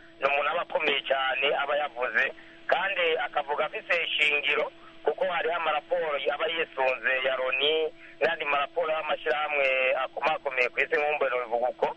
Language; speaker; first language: Rundi; native; Rundi